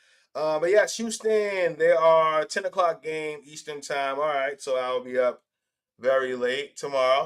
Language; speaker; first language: English; native; English